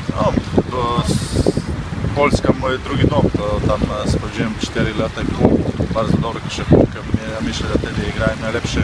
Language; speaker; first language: Polish; non-native, learner; Slovenian